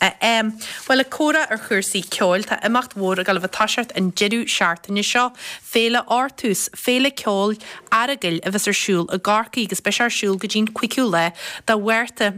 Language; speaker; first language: Irish; native; Irish